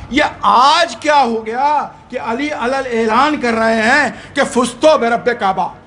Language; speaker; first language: Urdu; native; Urdu